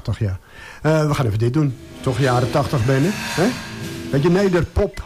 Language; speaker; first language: Dutch; native; Dutch